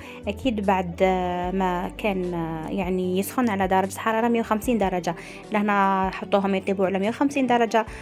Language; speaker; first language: Arabic; native; Arabic